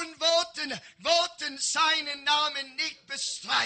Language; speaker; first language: German; non-native, learner; English